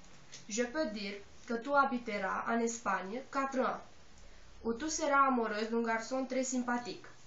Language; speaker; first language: French; non-native, learner; Romanian